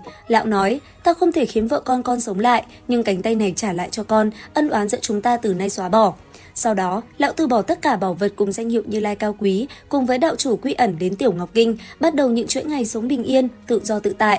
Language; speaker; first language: Vietnamese; native; Vietnamese